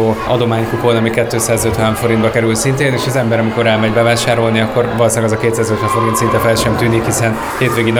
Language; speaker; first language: Hungarian; native; Hungarian